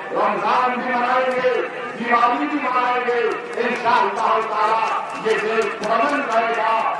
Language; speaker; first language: Urdu; native; Urdu